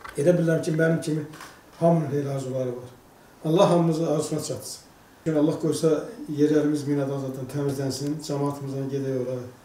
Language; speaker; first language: Azerbaijani; native; Azerbaijani